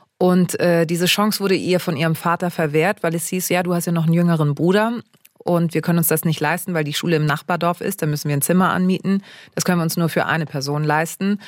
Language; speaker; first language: German; native; German